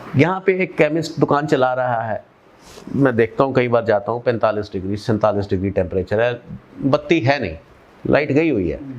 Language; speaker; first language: Hindi; non-native, local second language; Punjabi